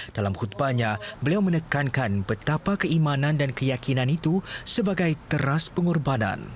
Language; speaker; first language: Malay; native; Malay